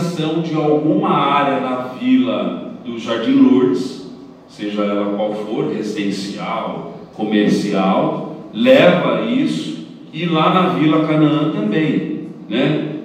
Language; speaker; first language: Portuguese; native; Portuguese